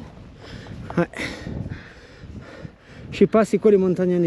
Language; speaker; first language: French; native; French